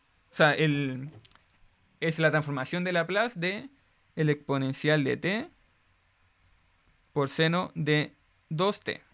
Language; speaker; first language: Spanish; native; Spanish